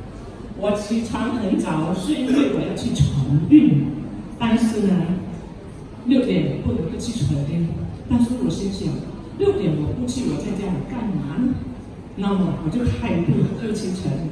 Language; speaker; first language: Chinese; early bilingual, heritage; Chinese